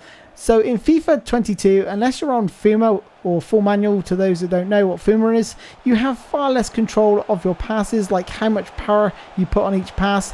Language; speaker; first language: English; native; English